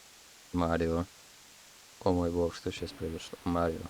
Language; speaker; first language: Russian; native; Russian